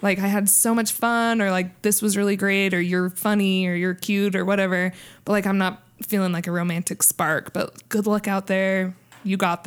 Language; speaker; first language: English; native; English